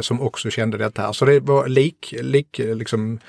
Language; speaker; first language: Swedish; native; Swedish